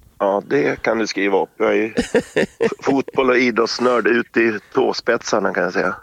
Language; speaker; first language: Swedish; native; Swedish